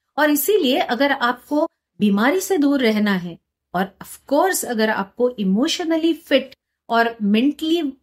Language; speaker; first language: Hindi; non-native, local second language; Marathi